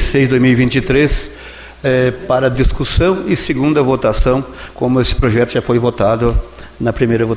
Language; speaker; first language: Portuguese; native; Portuguese